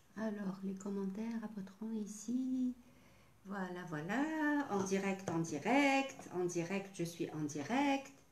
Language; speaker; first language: French; non-native, local second language; Arabic